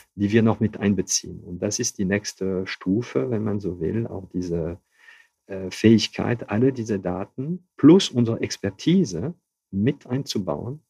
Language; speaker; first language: German; non-native, fluent; French